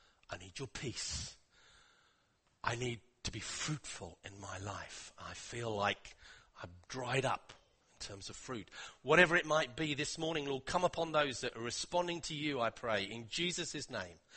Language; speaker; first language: English; native; English